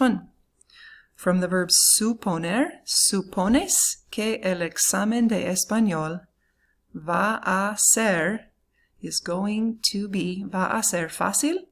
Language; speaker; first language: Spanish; non-native, fluent; English